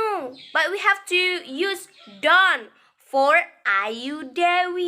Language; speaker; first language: English; non-native, learner; Indonesian